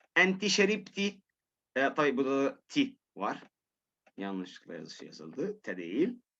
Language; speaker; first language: Turkish; non-native, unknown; Arabic